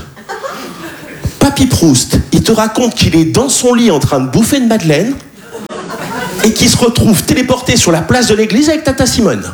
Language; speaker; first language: French; native; French